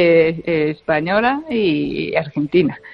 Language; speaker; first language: Spanish; non-native, fluent; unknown